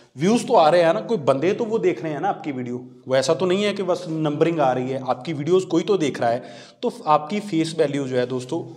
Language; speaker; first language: Hindi; non-native, local second language; Punjabi